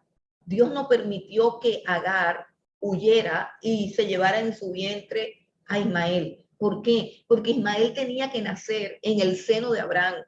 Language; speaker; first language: Spanish; native; Spanish